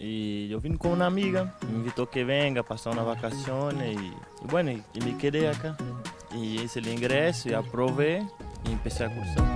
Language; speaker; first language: Spanish; non-native, fluent; Portuguese